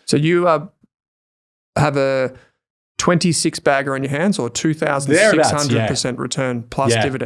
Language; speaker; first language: English; native; English